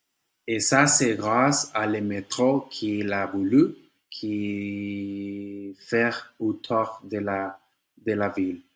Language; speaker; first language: French; non-native, learner; Spanish